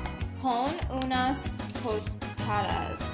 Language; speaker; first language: Spanish; non-native, learner; English